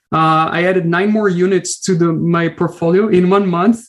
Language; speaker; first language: English; non-native, fluent; Portuguese